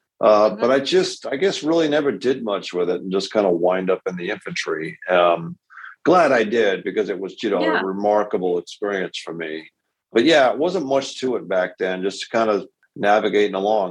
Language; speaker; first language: English; native; English